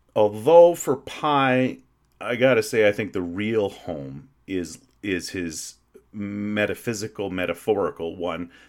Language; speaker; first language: English; native; English